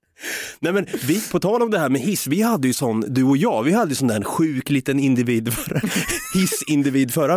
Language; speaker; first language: Swedish; native; Swedish